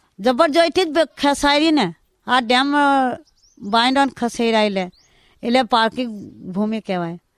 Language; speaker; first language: Gujarati; non-native, local second language; Bhili